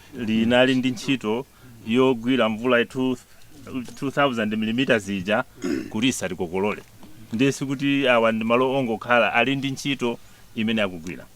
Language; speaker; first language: Nyanja; native; Nyanja